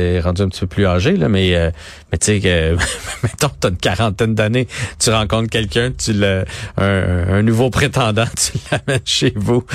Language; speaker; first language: French; native; French